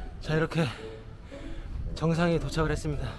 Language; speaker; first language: Korean; native; Korean